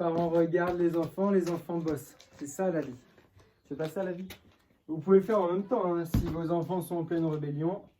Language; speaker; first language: French; native; French